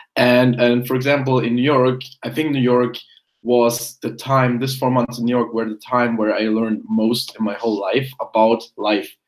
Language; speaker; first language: English; non-native, fluent; German